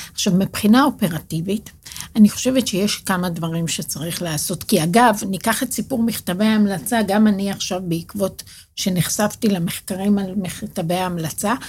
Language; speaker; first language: Hebrew; native; Hebrew